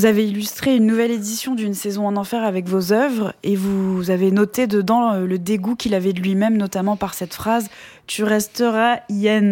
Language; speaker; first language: French; native; French